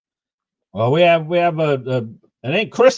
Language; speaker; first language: English; native; English